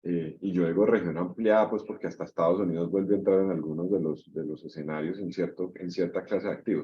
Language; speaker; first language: Spanish; native; Spanish